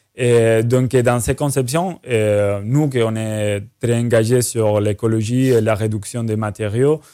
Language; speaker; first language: French; non-native, fluent; Spanish